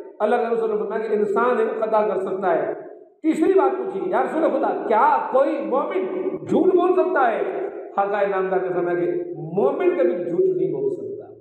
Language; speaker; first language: Urdu; non-native, local second language; Sindhi